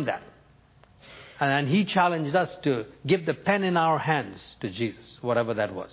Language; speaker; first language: English; non-native, local second language; Tamil